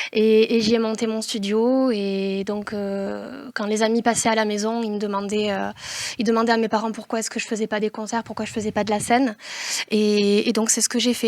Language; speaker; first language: French; native; French